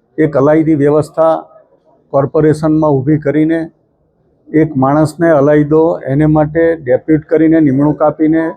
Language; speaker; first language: Gujarati; native; Gujarati